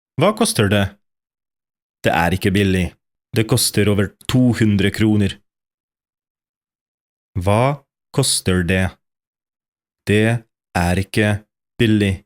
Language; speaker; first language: Norwegian; non-native, fluent; Polish